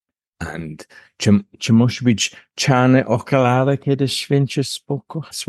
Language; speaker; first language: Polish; non-native, learner; English